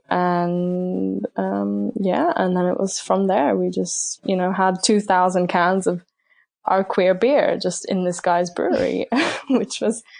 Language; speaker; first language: English; native; English